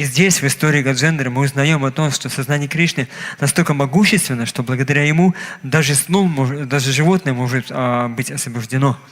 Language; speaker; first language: Russian; native; Russian